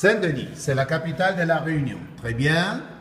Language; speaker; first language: French; non-native, fluent; Spanish